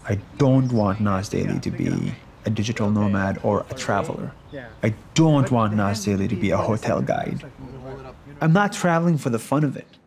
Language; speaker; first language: English; non-native, fluent; Arabic